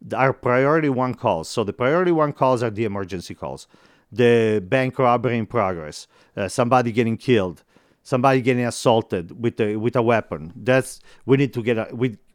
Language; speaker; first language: English; non-native, fluent; Italian